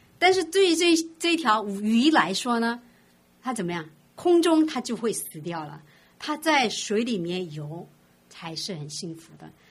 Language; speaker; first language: Chinese; non-native, fluent; Korean